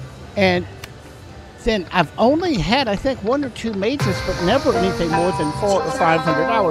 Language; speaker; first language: English; native; English